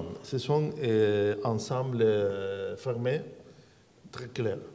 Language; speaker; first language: French; non-native, learner; Spanish